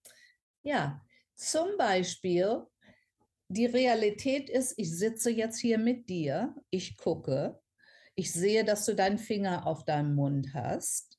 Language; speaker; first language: German; non-native, fluent; English